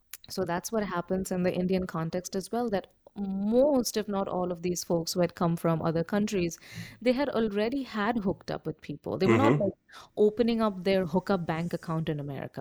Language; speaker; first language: English; non-native, local second language; Bangla